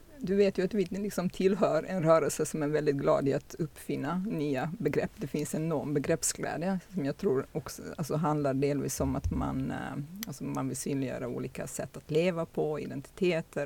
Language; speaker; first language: Swedish; native; Swedish